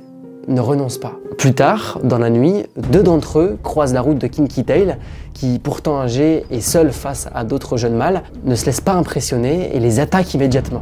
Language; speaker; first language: French; native; French